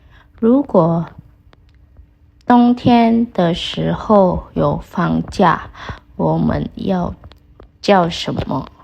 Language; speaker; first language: Chinese; non-native, fluent; Indonesian